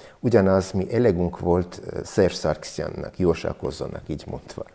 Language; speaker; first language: Hungarian; non-native, learner; Armenian